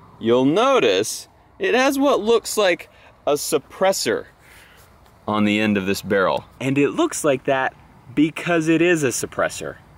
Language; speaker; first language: English; native; English